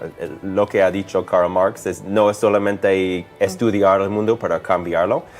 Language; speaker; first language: Spanish; non-native, fluent; English